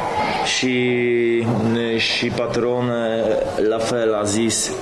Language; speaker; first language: Romanian; non-native, fluent; Polish